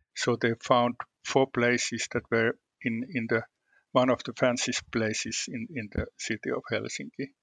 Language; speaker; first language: English; non-native, fluent; Finnish